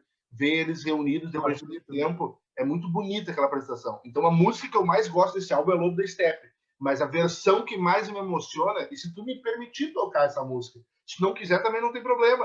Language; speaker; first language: Portuguese; native; Portuguese